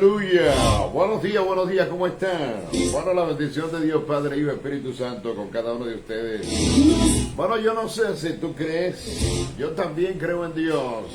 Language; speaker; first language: Spanish; native; Spanish